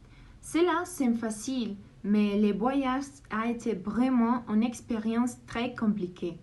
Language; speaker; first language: French; non-native, learner; Spanish